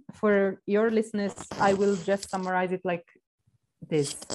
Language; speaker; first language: English; non-native, fluent; Italian